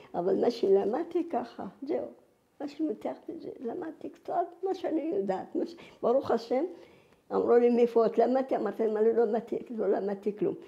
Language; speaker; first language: Hebrew; non-native, fluent; Arabic